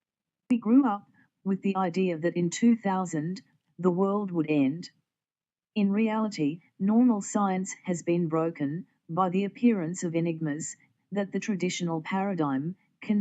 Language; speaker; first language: English; non-native, fluent; Portuguese